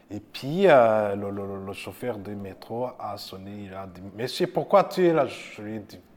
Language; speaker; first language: French; non-native, local second language; Rundi